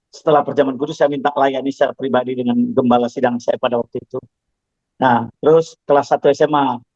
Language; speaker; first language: Indonesian; non-native, local second language; Javanese